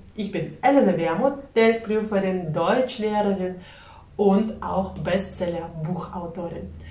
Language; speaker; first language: German; non-native, fluent; Russian